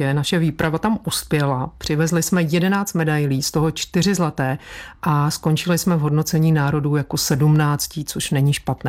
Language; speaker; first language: Czech; native; Czech